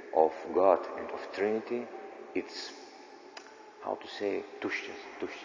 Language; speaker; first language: English; non-native, learner; Lithuanian